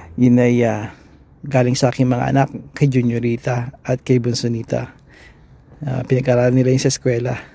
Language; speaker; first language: Filipino; native; Filipino